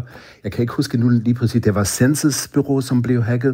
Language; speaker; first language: Danish; non-native, fluent; German